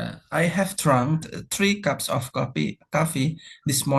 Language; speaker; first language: English; non-native, fluent; Indonesian